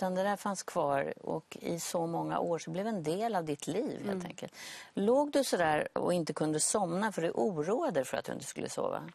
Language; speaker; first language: Swedish; native; Swedish